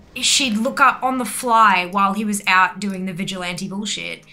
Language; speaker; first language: English; native; English